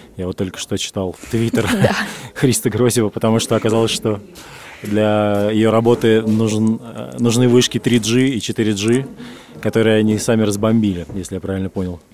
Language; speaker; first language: Russian; native; Russian